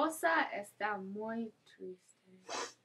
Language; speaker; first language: Spanish; non-native, learner; English